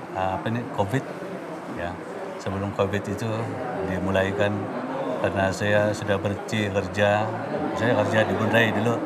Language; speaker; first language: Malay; non-native, local second language; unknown